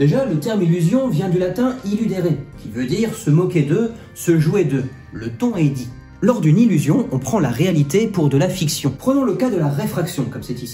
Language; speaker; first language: French; native; French